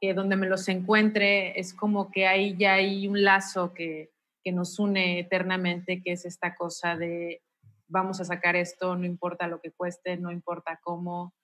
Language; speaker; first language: Spanish; native; Spanish